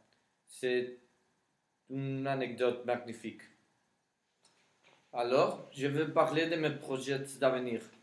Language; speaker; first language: French; non-native, learner; Spanish